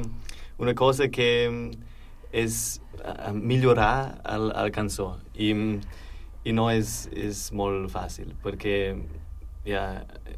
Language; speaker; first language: Catalan; non-native, learner; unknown